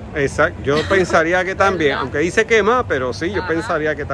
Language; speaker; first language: Spanish; native; Spanish